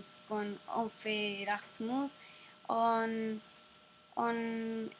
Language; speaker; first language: French; non-native, learner; Spanish